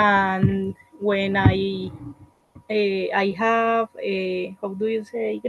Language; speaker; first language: English; non-native, learner; Spanish